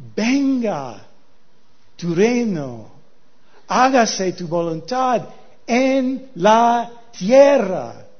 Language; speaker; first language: Spanish; non-native, learner; English